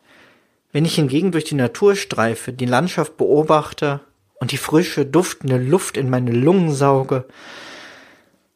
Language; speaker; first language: German; native; German